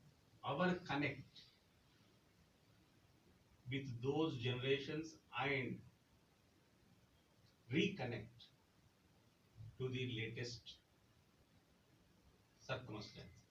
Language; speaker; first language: English; non-native, local second language; Telugu